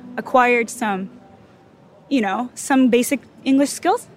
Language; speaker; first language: English; non-native, fluent; Japanese